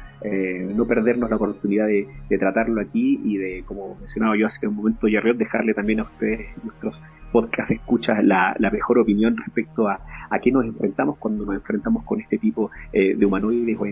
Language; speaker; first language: Spanish; native; Spanish